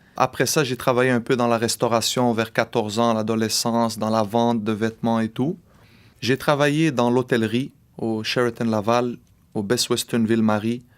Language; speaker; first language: French; early bilingual, other home language; Arabic